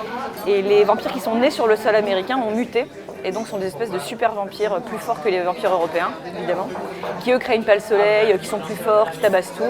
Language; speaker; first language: French; native; French